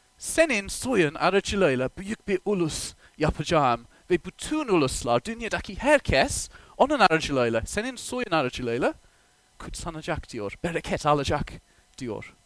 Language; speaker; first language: Turkish; non-native, fluent; English